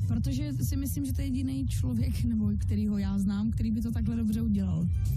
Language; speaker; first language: Czech; non-native, local second language; Polish